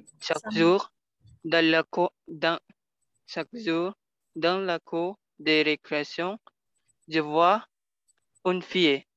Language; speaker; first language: French; non-native, learner; Indonesian